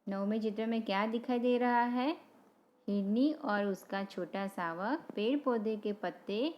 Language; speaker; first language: Hindi; non-native, local second language; Gujarati